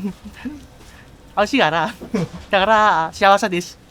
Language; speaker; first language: Japanese; non-native, learner; Indonesian